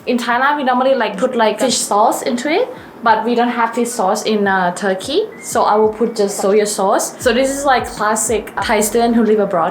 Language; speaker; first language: English; non-native, fluent; Thai